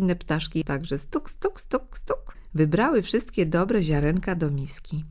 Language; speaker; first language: Polish; native; Polish